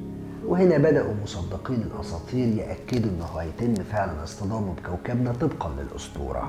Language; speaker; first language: Arabic; native; Arabic